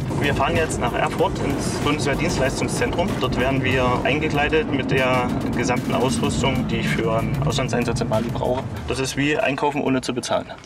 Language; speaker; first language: German; native; German